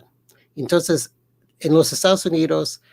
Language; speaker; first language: Spanish; early bilingual, heritage; Spanish